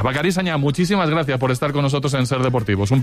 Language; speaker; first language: Spanish; native; Spanish